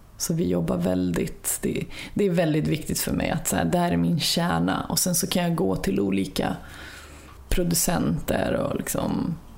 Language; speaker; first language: Swedish; early bilingual, other home language; Lithuanian